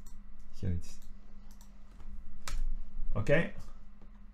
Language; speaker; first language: English; non-native, fluent; French